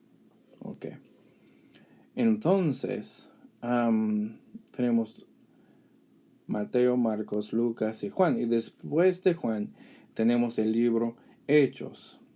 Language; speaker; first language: Spanish; non-native, fluent; English